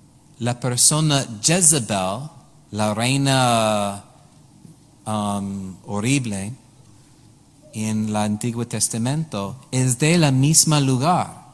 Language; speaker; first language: Spanish; non-native, learner; English